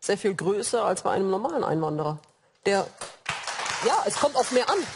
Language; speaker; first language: German; early bilingual, other home language; Arabic